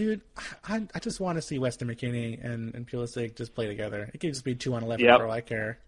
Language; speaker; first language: English; native; English